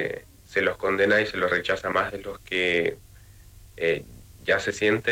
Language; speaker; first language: Spanish; native; Spanish